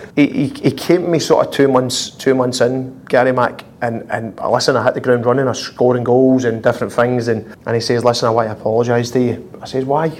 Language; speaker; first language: English; native; English